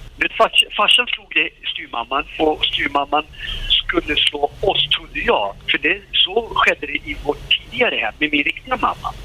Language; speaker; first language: Swedish; early bilingual, other home language; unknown